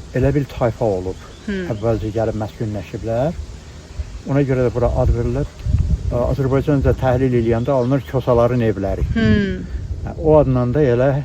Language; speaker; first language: Azerbaijani; non-native, local second language; Talysh